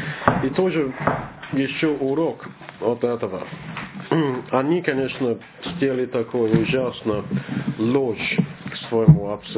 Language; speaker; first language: Russian; non-native, learner; English